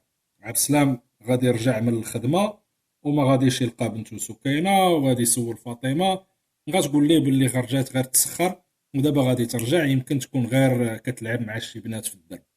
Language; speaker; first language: Arabic; native; Arabic